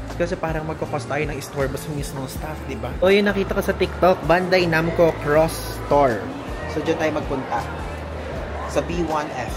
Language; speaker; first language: Filipino; native; Filipino